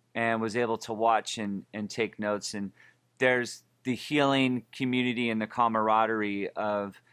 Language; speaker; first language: English; native; English